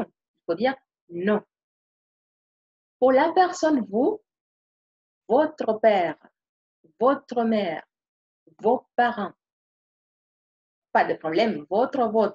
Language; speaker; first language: French; non-native, fluent; Spanish